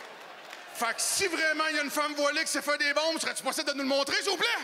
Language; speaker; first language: French; native; French